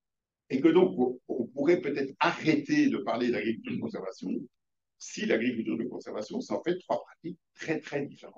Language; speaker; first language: French; native; French